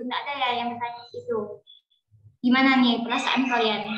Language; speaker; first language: Indonesian; native; Indonesian